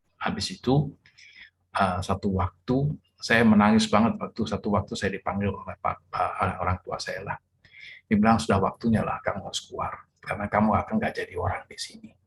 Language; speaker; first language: Indonesian; native; Indonesian